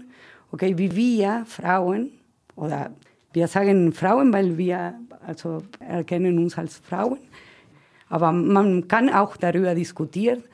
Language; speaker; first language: German; non-native, fluent; Spanish